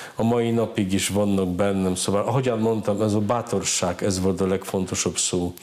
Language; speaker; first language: Hungarian; non-native, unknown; Polish